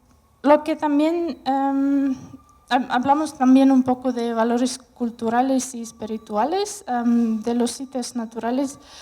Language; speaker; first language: Spanish; non-native, fluent; Russian